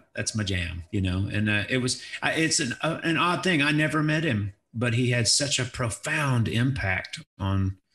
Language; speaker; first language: English; native; English